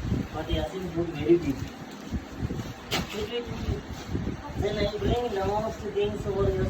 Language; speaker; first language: English; non-native, learner; Malayalam